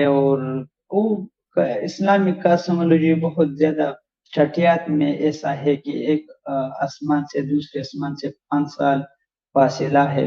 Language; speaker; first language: Hindi; non-native, learner; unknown